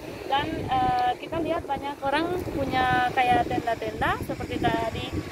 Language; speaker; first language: Indonesian; non-native, fluent; Spanish